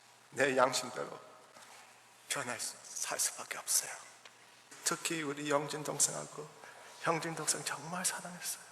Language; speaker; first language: Korean; early bilingual, heritage; Korean